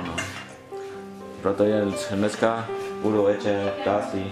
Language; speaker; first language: Czech; non-native, learner; Vietnamese